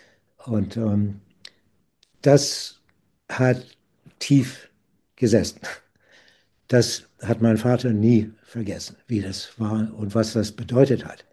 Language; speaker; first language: German; non-native, fluent; English